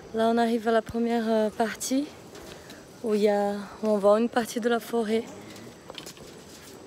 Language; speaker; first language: French; non-native, fluent; Portuguese